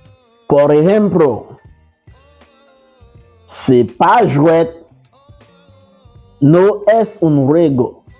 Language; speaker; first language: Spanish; non-native, fluent; Haitian Creole